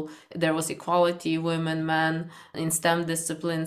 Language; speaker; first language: English; non-native, fluent; Ukrainian